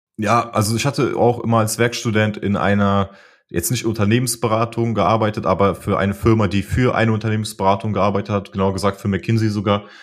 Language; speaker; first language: German; early bilingual, other home language; Polish